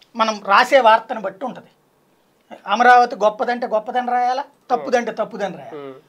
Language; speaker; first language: Telugu; native; Telugu